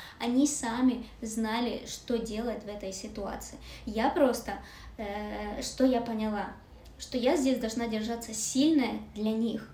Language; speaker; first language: Russian; native; Russian